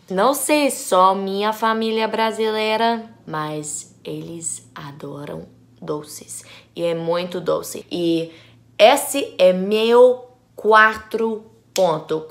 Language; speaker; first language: Portuguese; non-native, learner; English